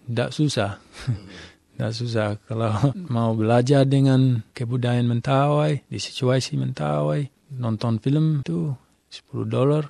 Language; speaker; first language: Indonesian; non-native, fluent; English